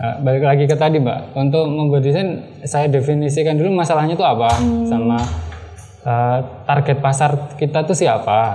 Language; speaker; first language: Indonesian; native; Indonesian